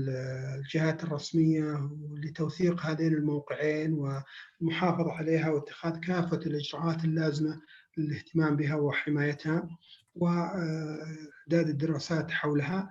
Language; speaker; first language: Arabic; native; Arabic